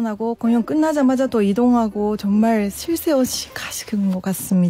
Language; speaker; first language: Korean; native; Korean